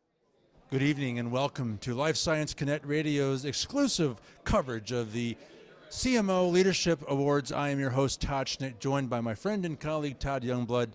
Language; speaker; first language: English; native; English